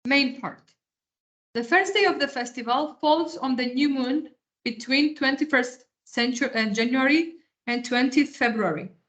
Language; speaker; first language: English; non-native, fluent; Greek